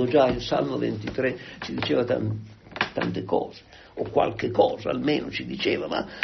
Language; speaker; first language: Italian; native; Italian